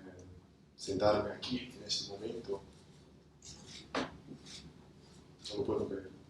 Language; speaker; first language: Spanish; non-native, fluent; English